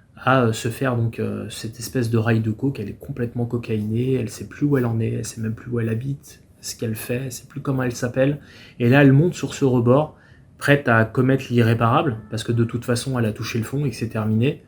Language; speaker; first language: French; native; French